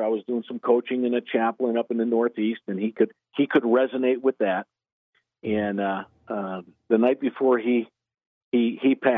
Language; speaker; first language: English; native; English